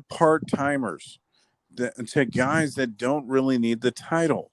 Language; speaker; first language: English; native; English